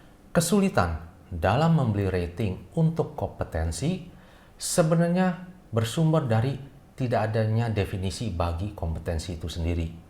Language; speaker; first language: Indonesian; native; Indonesian